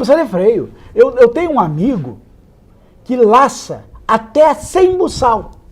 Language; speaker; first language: Portuguese; native; Portuguese